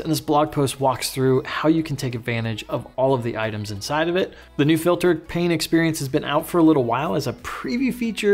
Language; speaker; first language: English; native; English